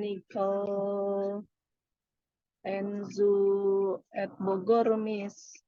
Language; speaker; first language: English; non-native, learner; Indonesian